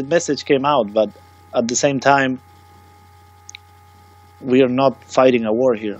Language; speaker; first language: English; non-native, fluent; Swedish